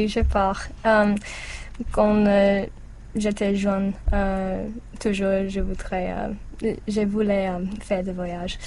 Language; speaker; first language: French; non-native, learner; English